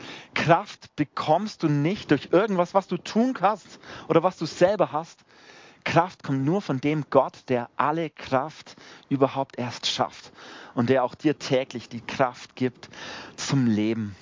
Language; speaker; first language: German; native; German